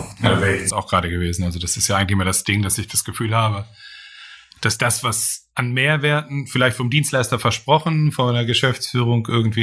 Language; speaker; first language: German; native; German